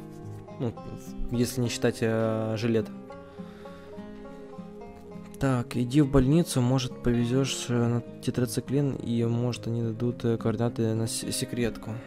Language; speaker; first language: Russian; native; Russian